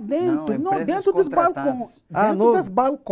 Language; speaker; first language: Portuguese; non-native, learner; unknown